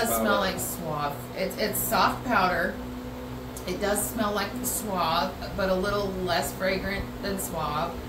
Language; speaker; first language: English; native; English